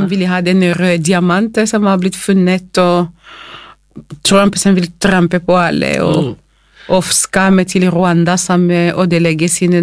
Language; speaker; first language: Norwegian; non-native, fluent; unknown